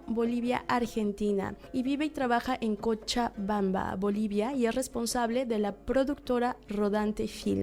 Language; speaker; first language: Spanish; native; Spanish